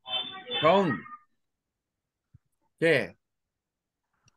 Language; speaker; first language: Vietnamese; non-native, learner; Korean